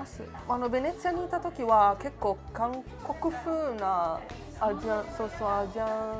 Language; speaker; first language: Japanese; non-native, fluent; Italian